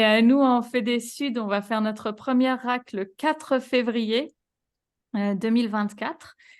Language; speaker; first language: French; native; French